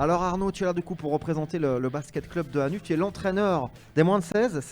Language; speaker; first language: French; native; French